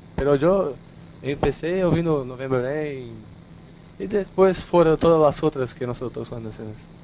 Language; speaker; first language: Portuguese; non-native, learner; Spanish